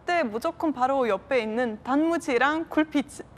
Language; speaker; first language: Korean; non-native, fluent; Estonian